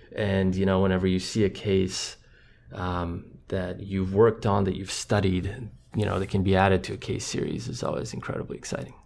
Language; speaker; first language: English; non-native, fluent; Croatian